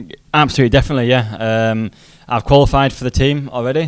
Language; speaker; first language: English; native; English